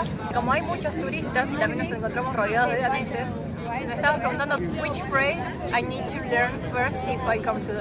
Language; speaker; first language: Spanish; native; Spanish